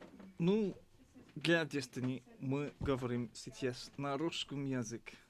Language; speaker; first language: Russian; non-native, learner; English